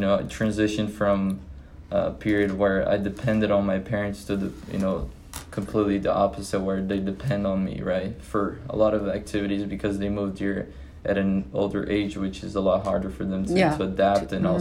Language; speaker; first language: English; non-native, fluent; Portuguese